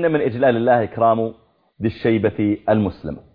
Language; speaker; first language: Arabic; native; Arabic